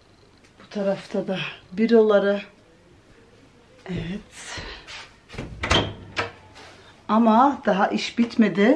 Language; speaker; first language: Turkish; early bilingual, other home language; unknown